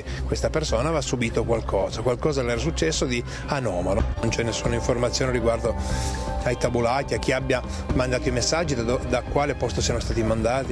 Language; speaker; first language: Italian; native; Italian